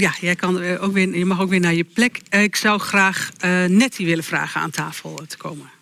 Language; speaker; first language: Dutch; native; Dutch